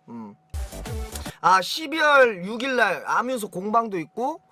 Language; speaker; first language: Korean; native; Korean